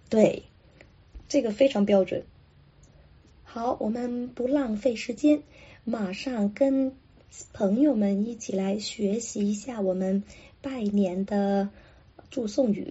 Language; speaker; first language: Chinese; non-native, local second language; Cantonese